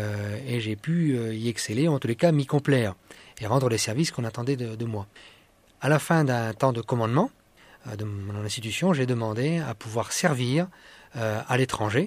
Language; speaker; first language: French; native; French